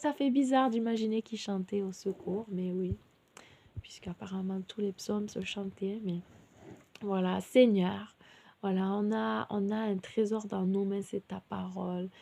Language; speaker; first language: French; native; French